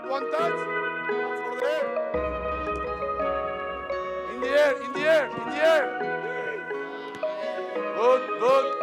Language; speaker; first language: English; non-native, learner; Spanish